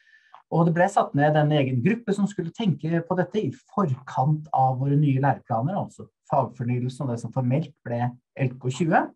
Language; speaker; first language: Norwegian; native; Norwegian